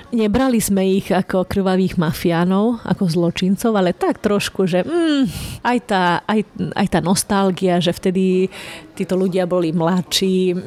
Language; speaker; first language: Slovak; non-native, local second language; Hungarian